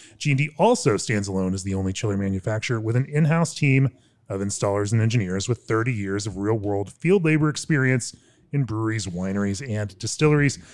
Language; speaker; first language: English; native; English